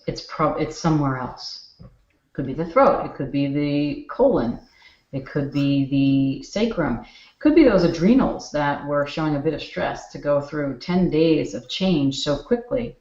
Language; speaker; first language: English; native; English